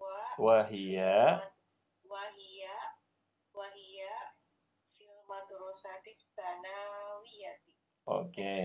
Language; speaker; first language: Arabic; non-native, fluent; Indonesian